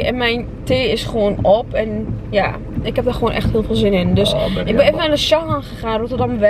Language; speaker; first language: Dutch; native; Dutch